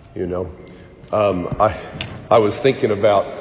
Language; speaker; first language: English; native; English